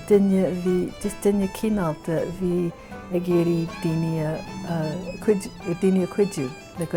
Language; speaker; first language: Irish; non-native, fluent; English